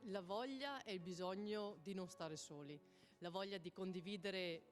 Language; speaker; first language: Italian; native; Italian